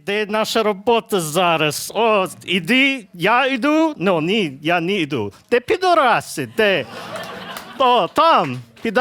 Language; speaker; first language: Ukrainian; non-native, learner; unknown